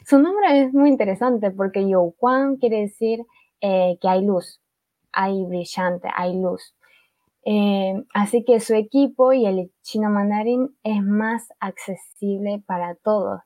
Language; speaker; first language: Spanish; early bilingual, other home language; Chinese